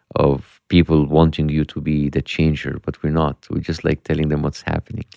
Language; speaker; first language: English; non-native, fluent; Arabic